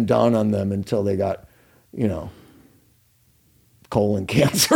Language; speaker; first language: English; native; English